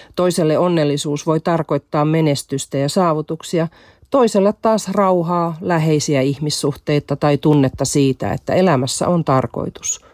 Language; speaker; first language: Finnish; native; Finnish